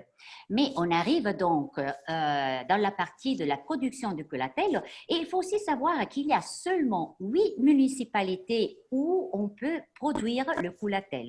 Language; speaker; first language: French; non-native, fluent; Italian